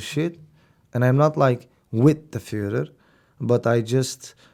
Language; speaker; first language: English; non-native, fluent; Romanian